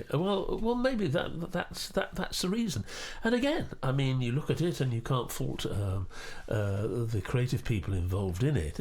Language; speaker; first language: English; native; English